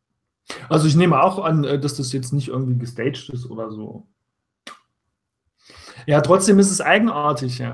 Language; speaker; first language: German; native; German